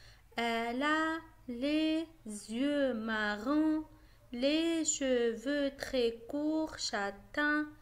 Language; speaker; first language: French; non-native, local second language; Arabic